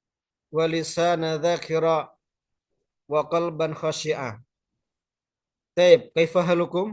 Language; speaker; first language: Arabic; non-native, fluent; Indonesian